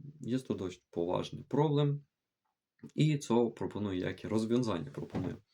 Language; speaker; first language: Polish; non-native, fluent; Ukrainian